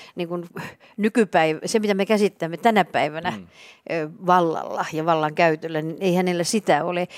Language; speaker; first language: Finnish; native; Finnish